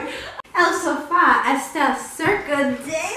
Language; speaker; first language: Spanish; non-native, learner; English